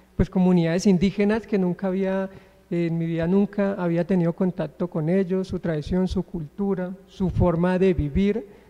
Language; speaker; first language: Spanish; native; Spanish